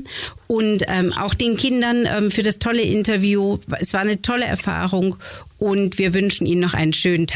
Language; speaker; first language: German; native; German